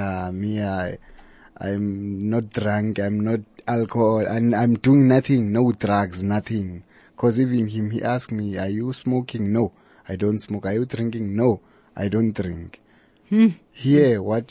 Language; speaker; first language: English; non-native, local second language; Xhosa